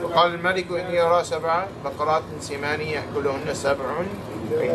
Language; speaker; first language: Arabic; early bilingual, heritage; Arabic